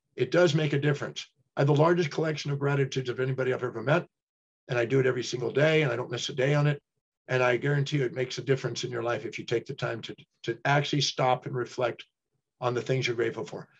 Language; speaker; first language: English; native; English